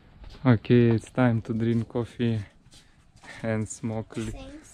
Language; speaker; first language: English; non-native, learner; Russian